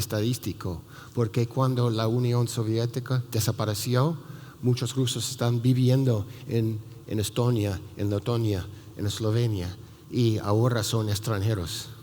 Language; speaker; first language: Spanish; non-native, fluent; English